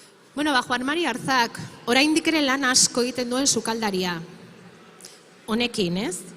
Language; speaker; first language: Basque; native; Basque